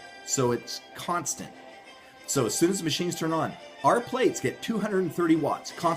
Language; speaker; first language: English; native; English